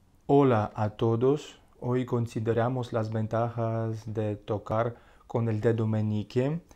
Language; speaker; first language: Spanish; non-native, learner; Russian